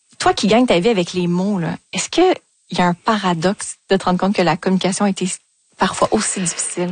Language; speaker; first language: French; native; French